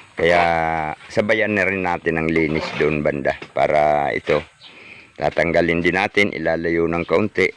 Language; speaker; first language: Filipino; native; Filipino